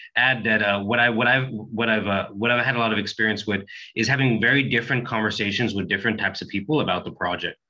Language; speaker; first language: English; native; English